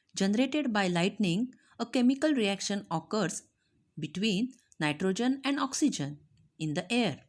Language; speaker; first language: English; non-native, local second language; Marathi